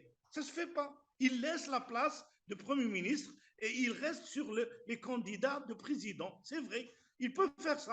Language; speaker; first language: French; non-native, local second language; Arabic